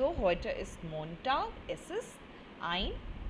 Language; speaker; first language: German; non-native, fluent; Hindi